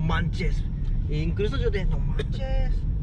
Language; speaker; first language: Spanish; non-native, learner; Japanese